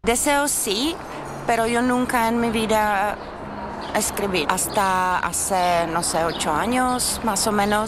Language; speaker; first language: Spanish; non-native, fluent; Czech